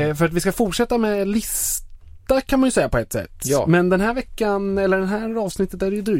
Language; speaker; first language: Swedish; native; Swedish